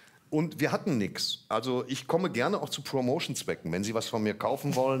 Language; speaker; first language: German; native; German